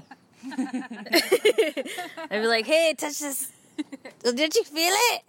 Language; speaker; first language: English; native; English